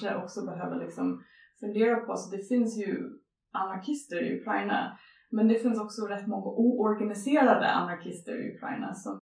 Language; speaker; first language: Swedish; non-native, fluent; English